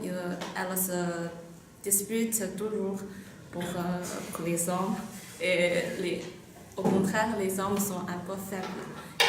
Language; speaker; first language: French; non-native, learner; Chinese